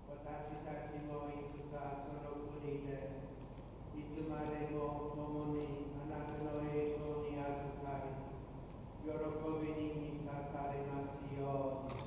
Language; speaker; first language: Japanese; non-native, fluent; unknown